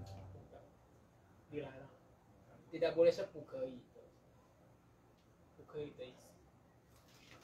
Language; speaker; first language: Chinese; non-native, learner; Indonesian